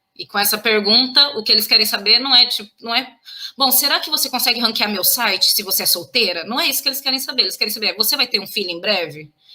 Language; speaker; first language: Portuguese; native; Portuguese